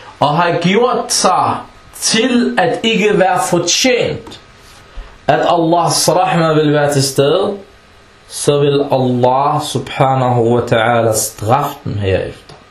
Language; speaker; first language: Danish; non-native, fluent; Arabic